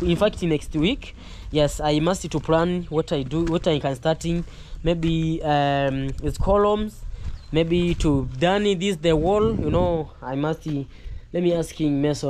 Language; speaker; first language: English; non-native, learner; Swahili